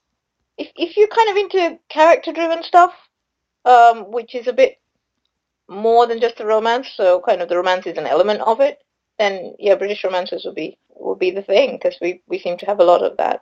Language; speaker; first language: English; non-native, local second language; Sinhala